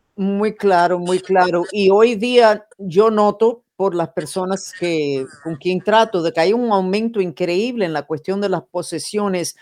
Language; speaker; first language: Spanish; non-native, fluent; English